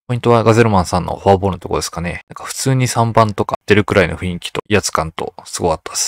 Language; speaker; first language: Japanese; native; Japanese